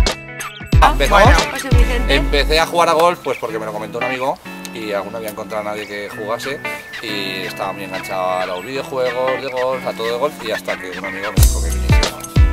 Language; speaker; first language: Spanish; native; Spanish